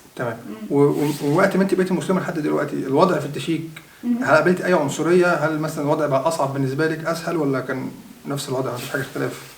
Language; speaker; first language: Arabic; native; Arabic